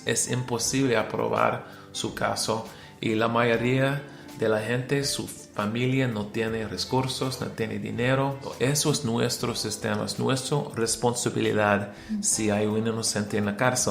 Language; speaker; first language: Spanish; non-native, learner; English